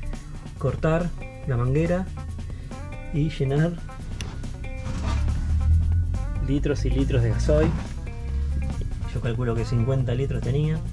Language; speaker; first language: Spanish; native; Spanish